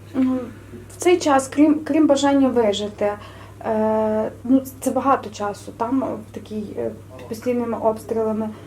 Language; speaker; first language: Ukrainian; native; Ukrainian